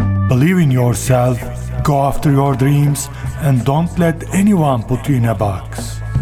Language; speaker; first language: English; non-native, fluent; Turkish